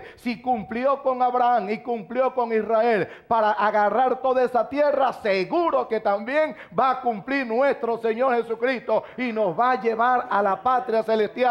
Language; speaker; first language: Spanish; native; Spanish